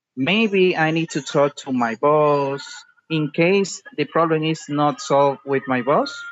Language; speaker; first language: English; non-native, fluent; Spanish